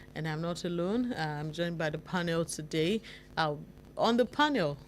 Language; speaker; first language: English; non-native, local second language; Yoruba